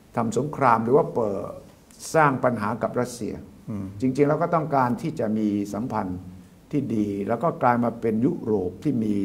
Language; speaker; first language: Thai; native; Thai